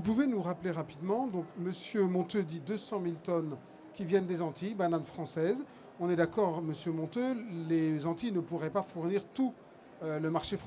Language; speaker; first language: French; native; French